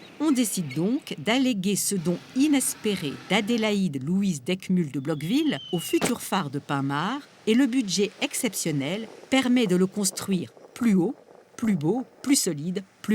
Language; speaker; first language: French; native; French